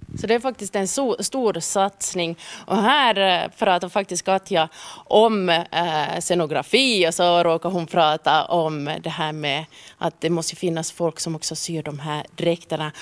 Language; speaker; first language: Swedish; native; Swedish